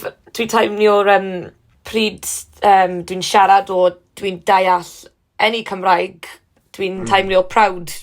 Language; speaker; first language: Welsh; non-native, learner; English